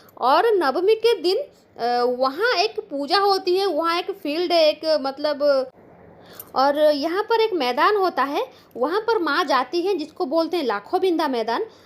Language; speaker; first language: Hindi; non-native, local second language; Bangla